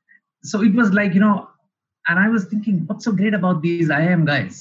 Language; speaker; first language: English; non-native, local second language; Malayalam